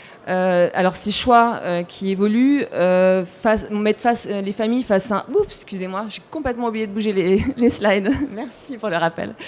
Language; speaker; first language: French; native; French